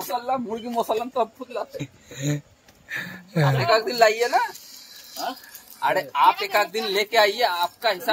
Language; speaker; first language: Hindi; non-native, local second language; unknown